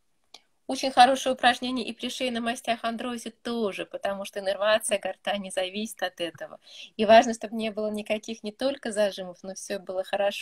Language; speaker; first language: Russian; native; Russian